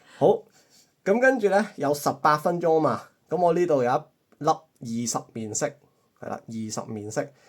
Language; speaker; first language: Cantonese; native; Cantonese